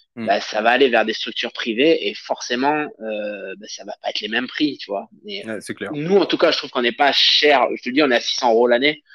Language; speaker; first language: French; native; French